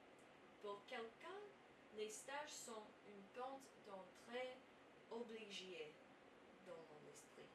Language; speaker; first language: French; non-native, learner; English